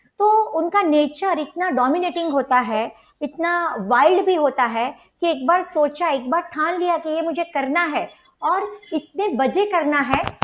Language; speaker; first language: Hindi; non-native, local second language; Gujarati